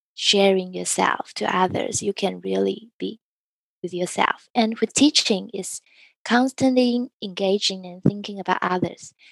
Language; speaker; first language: English; early bilingual, other home language; Chinese